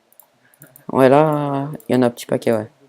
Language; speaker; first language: French; native; French